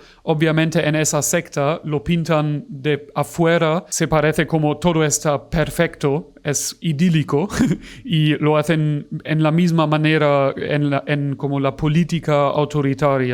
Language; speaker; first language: Spanish; non-native, fluent; German